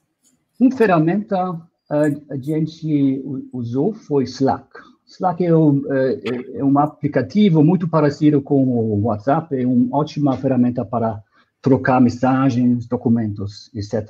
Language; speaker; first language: Portuguese; non-native, fluent; German